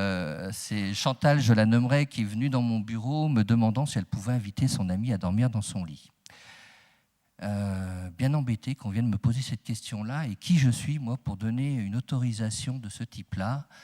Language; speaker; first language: French; native; French